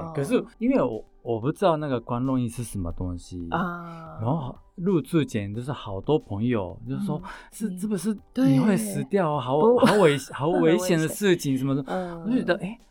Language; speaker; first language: Chinese; non-native, fluent; Japanese